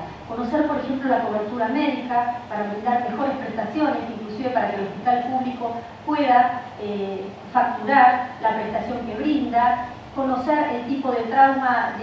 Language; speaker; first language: Spanish; native; Spanish